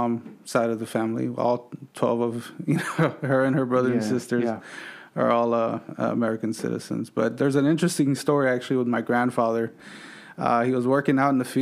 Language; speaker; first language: English; native; English